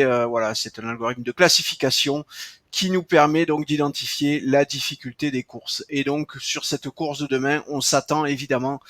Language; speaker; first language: French; native; French